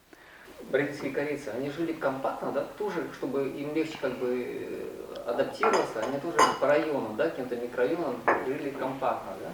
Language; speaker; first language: Russian; non-native, learner; Korean